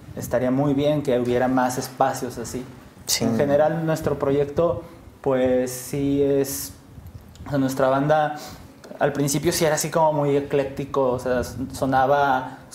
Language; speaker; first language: Spanish; native; Spanish